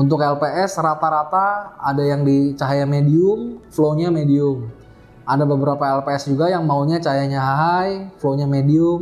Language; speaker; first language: Indonesian; native; Indonesian